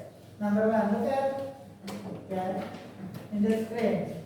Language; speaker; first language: English; non-native, fluent; Indonesian